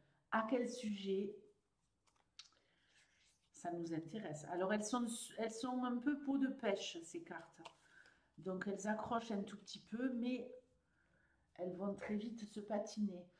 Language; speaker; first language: French; native; French